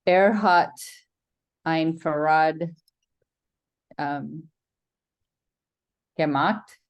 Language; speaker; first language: German; non-native, learner; English